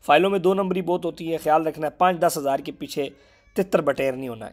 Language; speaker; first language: Urdu; non-native, local second language; Punjabi